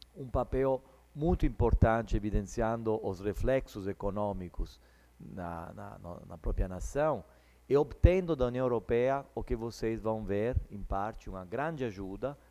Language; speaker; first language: Portuguese; early bilingual, other home language; Italian